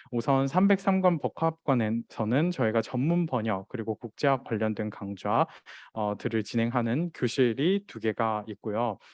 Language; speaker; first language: Korean; non-native, fluent; Chinese